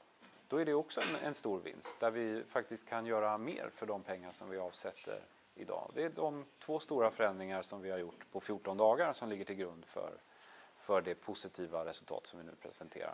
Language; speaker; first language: Swedish; native; Swedish